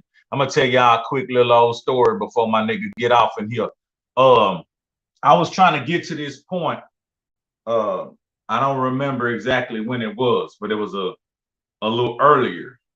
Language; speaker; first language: English; native; English